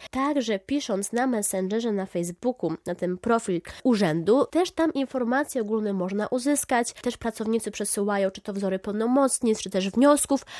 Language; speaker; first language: Polish; native; Polish